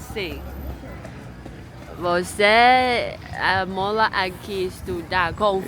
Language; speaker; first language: Portuguese; non-native, learner; Chinese